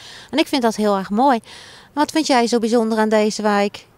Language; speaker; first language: Dutch; native; Dutch